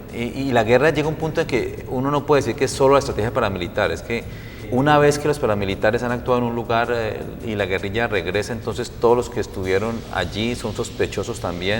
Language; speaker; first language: Spanish; native; Spanish